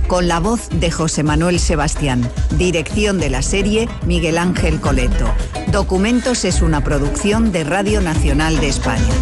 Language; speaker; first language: Spanish; native; Spanish